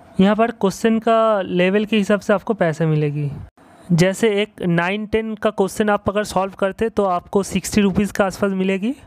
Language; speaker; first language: Hindi; non-native, local second language; Bangla